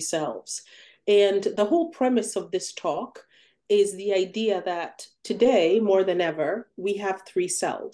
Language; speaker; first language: English; non-native, local second language; Ganda